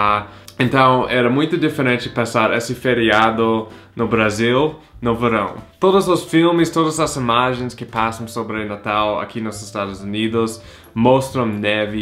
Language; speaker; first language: Portuguese; non-native, fluent; English